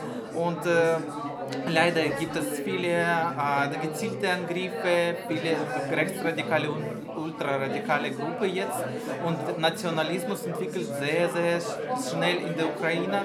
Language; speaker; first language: German; non-native, learner; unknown